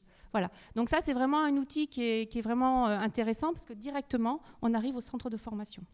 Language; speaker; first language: French; native; French